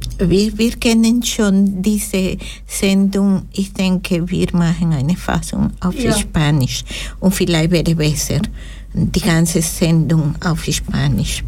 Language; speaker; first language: German; non-native, learner; Spanish